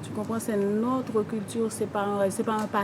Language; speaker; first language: French; non-native, local second language; Haitian Creole